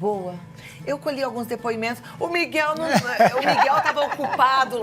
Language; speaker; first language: Portuguese; native; Portuguese